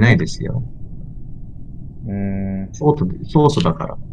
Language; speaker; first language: Japanese; non-native, learner; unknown